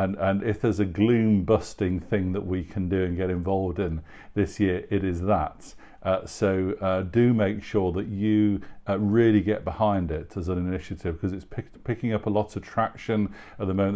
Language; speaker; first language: English; native; English